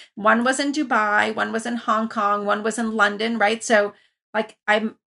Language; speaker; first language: English; early bilingual, other home language; Persian